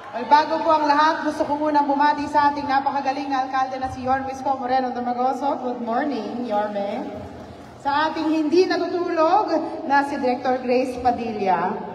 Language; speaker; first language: Filipino; native; Filipino